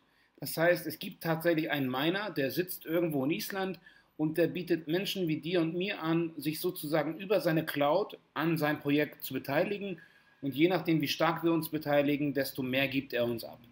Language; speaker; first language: German; native; German